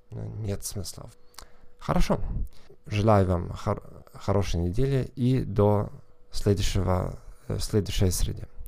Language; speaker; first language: Russian; non-native, fluent; German